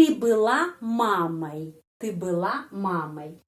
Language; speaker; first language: Russian; non-native, fluent; Indonesian